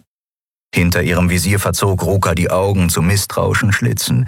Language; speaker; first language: German; native; German